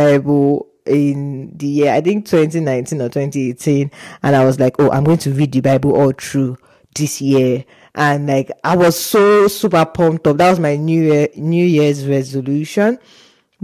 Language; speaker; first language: English; non-native, local second language; Yoruba